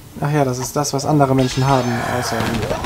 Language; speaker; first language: German; native; German